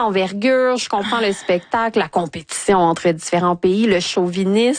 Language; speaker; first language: French; native; French